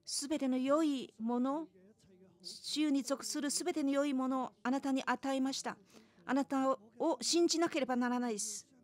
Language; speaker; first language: Japanese; non-native, fluent; Chinese